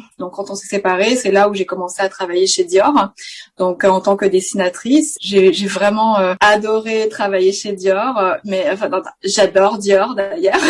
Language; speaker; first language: French; native; French